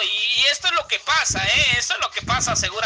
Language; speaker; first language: Spanish; native; Spanish